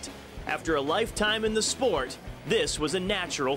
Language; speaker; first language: English; native; English